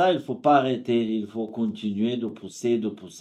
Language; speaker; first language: French; non-native, fluent; Bulgarian